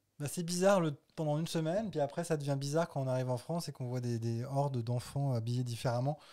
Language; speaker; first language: French; native; French